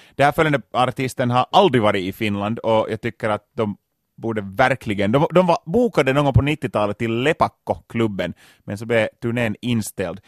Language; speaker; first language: Swedish; native; Swedish